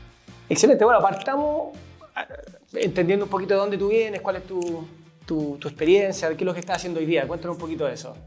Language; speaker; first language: Spanish; native; Spanish